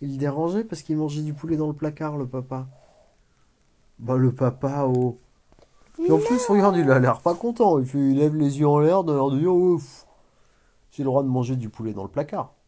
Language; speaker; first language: French; native; French